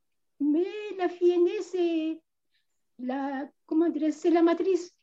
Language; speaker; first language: French; non-native, local second language; Malagasy